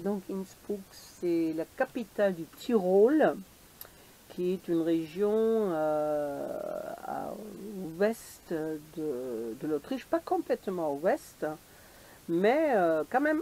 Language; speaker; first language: French; native; French